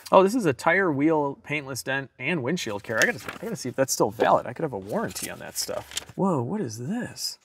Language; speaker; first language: English; native; English